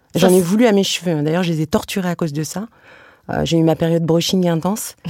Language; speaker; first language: French; early bilingual, other home language; Arabic